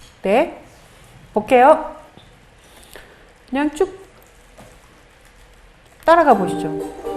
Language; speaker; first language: Korean; native; Korean